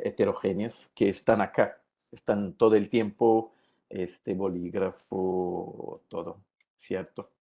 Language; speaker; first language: Spanish; non-native, learner; Portuguese